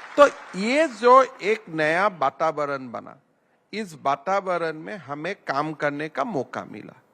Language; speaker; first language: Hindi; non-native, local second language; Assamese